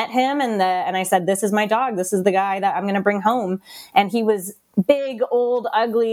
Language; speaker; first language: English; native; English